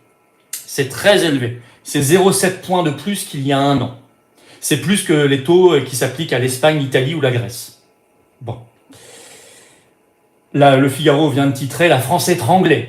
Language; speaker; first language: French; native; French